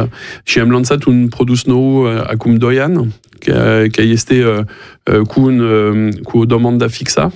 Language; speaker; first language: Romanian; non-native, learner; French